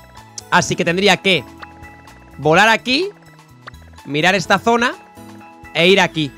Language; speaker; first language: Spanish; native; Spanish